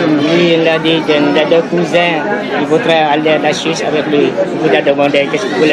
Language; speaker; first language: French; non-native, local second language; Vietnamese